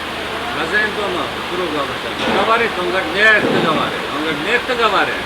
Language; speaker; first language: Russian; non-native, fluent; Azerbaijani